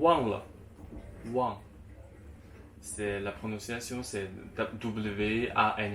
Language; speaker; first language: French; non-native, fluent; Chinese